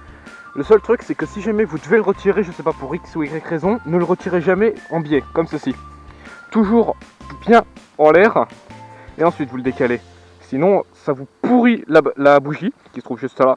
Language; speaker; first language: French; native; French